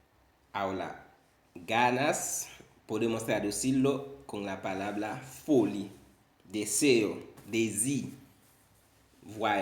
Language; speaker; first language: Spanish; non-native, fluent; Haitian Creole